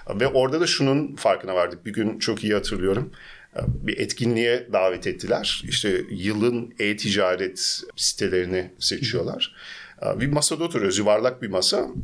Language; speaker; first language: Turkish; early bilingual, heritage; Turkish